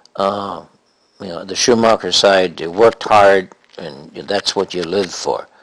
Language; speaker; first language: English; native; English